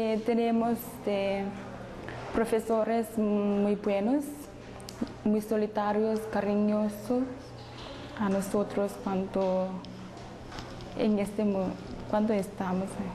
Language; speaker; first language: Spanish; non-native, learner; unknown